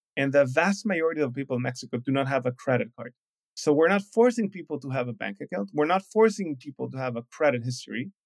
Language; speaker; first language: English; non-native, fluent; Spanish